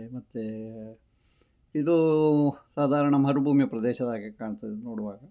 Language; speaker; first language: Kannada; native; Kannada